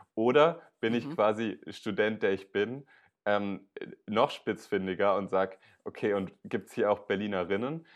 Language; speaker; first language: German; native; German